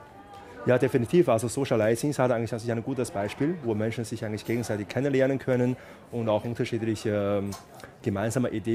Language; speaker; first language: German; non-native, fluent; Chinese